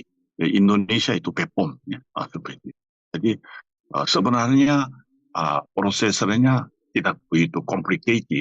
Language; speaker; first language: Indonesian; non-native, fluent; Korean